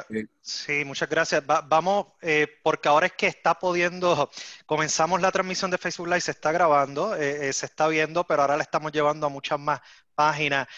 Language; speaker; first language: Spanish; native; Spanish